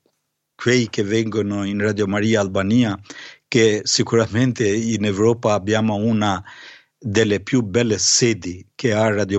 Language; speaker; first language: Italian; non-native, fluent; Albanian